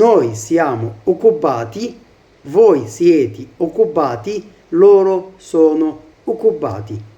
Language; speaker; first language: Italian; non-native, fluent; Arabic